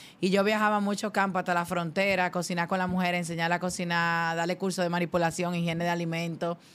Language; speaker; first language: Spanish; native; Spanish